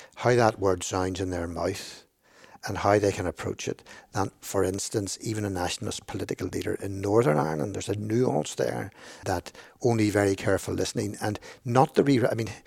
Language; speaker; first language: English; native; English